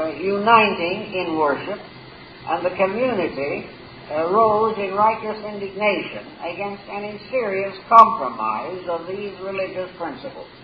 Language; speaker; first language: English; native; English